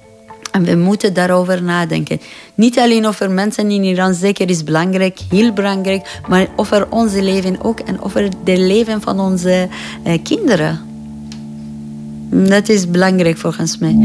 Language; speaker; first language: Dutch; non-native, fluent; Persian